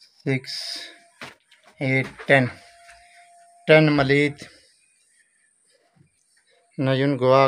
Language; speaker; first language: Filipino; non-native, learner; Punjabi